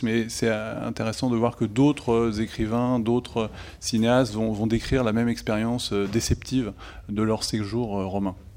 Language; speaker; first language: French; native; French